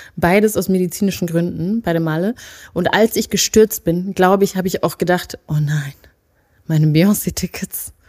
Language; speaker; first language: German; early bilingual, other home language; Kinyarwanda